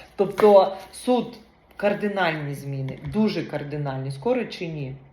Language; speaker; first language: Ukrainian; non-native, local second language; Russian